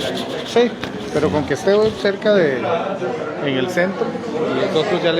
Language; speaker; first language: Spanish; native; Spanish